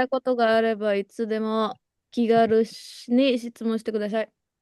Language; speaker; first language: Japanese; non-native, learner; Indonesian